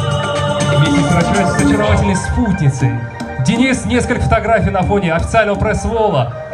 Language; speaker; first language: Russian; native; Russian